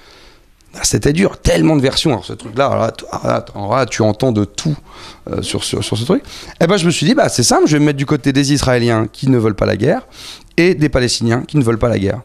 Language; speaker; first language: French; native; French